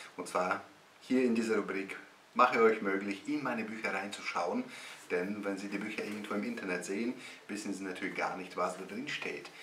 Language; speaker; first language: German; non-native, fluent; Russian